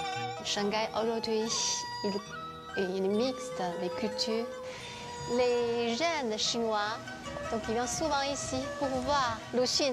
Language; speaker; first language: French; non-native, fluent; Chinese